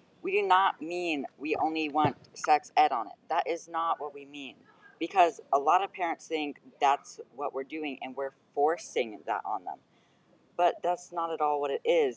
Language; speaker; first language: English; native; English